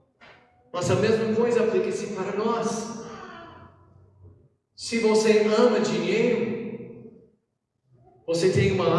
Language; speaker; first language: Portuguese; non-native, fluent; English